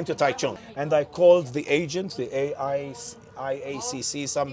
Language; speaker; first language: English; non-native, local second language; Maltese